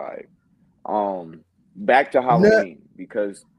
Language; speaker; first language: English; native; English